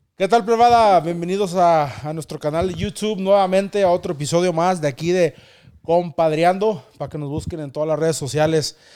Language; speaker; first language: Spanish; early bilingual, heritage; Spanish